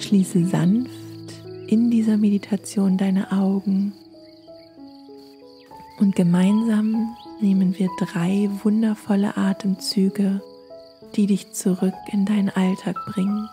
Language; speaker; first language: German; native; German